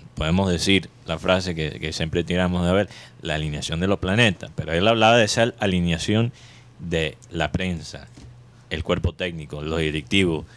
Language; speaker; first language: Spanish; native; Spanish